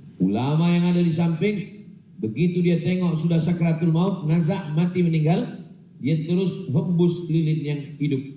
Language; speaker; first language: Malay; non-native, local second language; Minangkabau